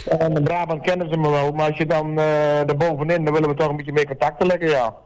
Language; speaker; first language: Dutch; native; Dutch